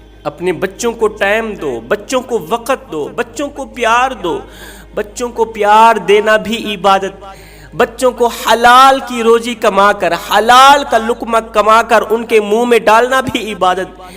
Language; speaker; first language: Urdu; native; Urdu